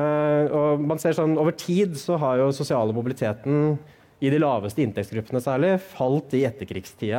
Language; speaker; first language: Norwegian; native; Norwegian